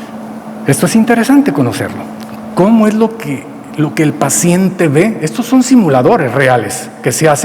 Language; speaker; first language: Spanish; native; Spanish